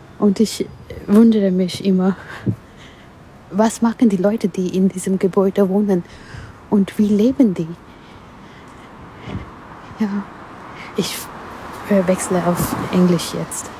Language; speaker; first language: German; non-native, learner; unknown